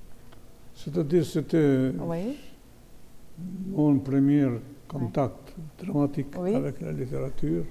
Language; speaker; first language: French; non-native, fluent; Albanian